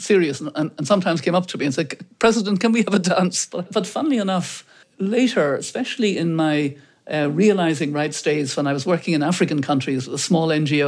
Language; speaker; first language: English; native; English